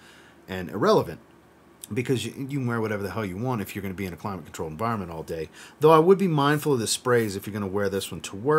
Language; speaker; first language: English; native; English